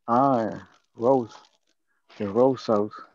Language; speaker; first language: English; non-native, learner; Spanish